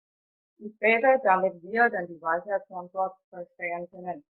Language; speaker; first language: German; non-native, fluent; Indonesian